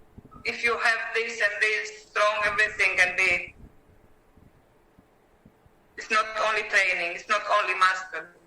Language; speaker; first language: English; non-native, learner; Greek